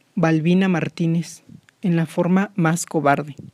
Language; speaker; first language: Spanish; non-native, local second language; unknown